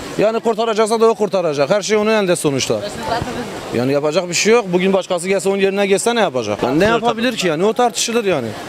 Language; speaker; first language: Turkish; non-native, local second language; Kurdish